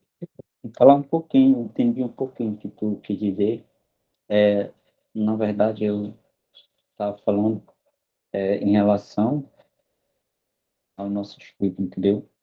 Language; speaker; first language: Portuguese; non-native, local second language; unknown